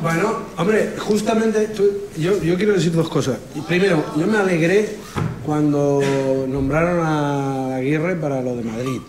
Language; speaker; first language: Spanish; non-native, local second language; Catalan